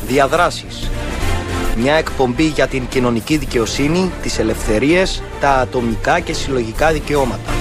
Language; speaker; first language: Greek; native; Greek